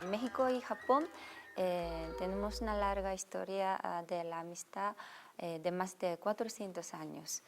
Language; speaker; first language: Spanish; non-native, fluent; Japanese